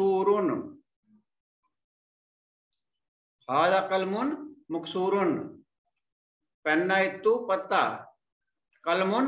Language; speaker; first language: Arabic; non-native, fluent; Malay